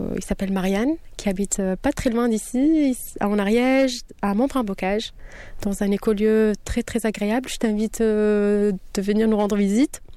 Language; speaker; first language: French; early bilingual, other home language; Kabyle